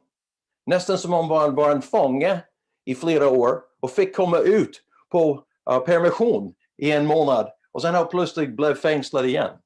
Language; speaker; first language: Swedish; non-native, fluent; English